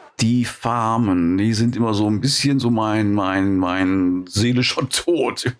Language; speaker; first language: German; native; German